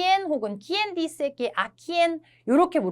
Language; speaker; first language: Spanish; non-native, fluent; Korean